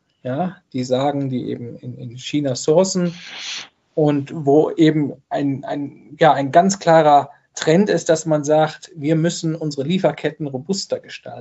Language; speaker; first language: German; native; German